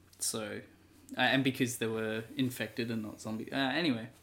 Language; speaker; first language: English; native; English